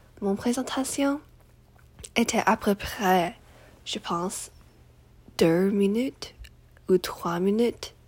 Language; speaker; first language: French; non-native, learner; English